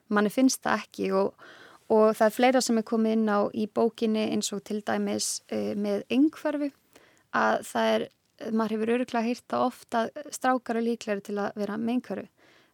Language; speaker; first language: Icelandic; native; Icelandic